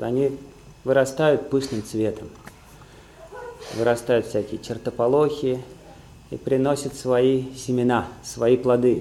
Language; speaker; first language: Russian; native; Russian